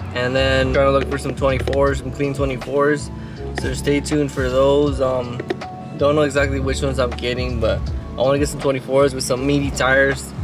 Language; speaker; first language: English; early bilingual, other home language; Spanish